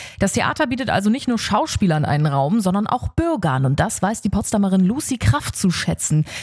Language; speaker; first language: German; native; German